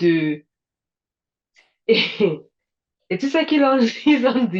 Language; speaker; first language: French; non-native, learner; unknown